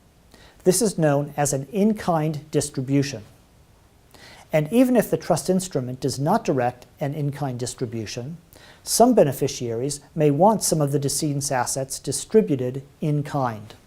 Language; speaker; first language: English; native; English